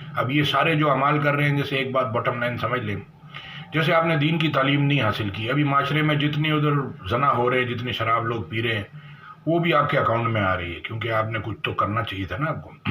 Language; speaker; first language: Urdu; native; Urdu